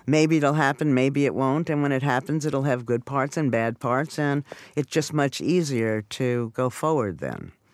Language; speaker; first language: English; native; English